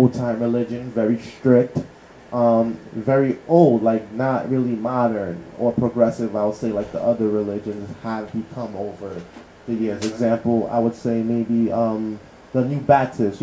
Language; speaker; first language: English; native; English